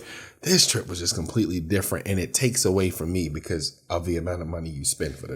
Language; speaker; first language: English; native; English